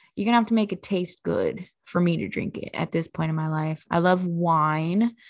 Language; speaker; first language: English; native; English